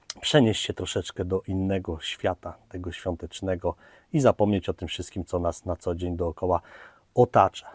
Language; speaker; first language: Polish; native; Polish